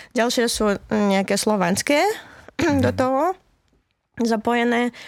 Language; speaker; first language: Slovak; non-native, fluent; Latvian